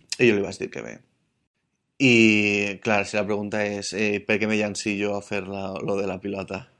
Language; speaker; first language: Catalan; native; Catalan